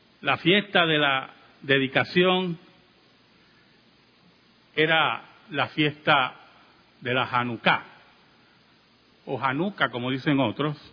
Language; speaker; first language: Spanish; native; Spanish